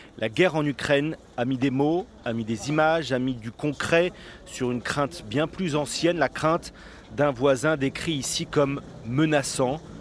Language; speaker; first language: French; native; French